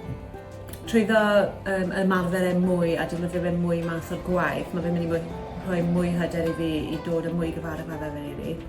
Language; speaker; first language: Welsh; non-native, local second language; English